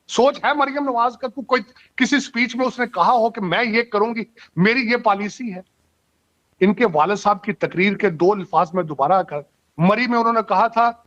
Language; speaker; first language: Urdu; non-native, local second language; Punjabi